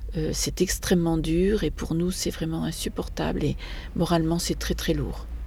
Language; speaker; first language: French; native; French